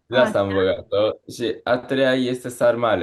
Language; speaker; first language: Romanian; early bilingual, heritage; Romanian